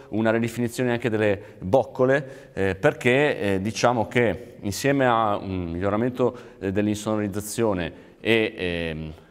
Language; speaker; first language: Italian; native; Italian